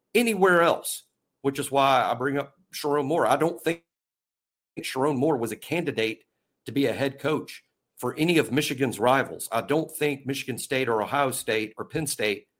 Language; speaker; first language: English; native; English